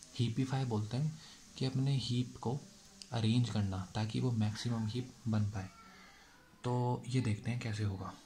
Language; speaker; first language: Hindi; native; Hindi